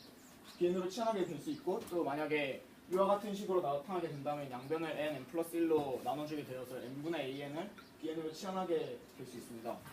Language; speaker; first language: Korean; native; Korean